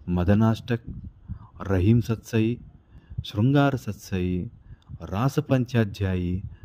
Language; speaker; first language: Hindi; non-native, local second language; Telugu